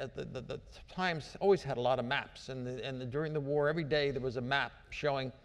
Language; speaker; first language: English; native; English